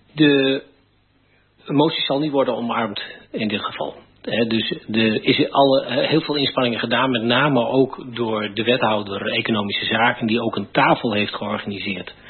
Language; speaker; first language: Dutch; native; Dutch